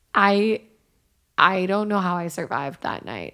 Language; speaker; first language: English; native; English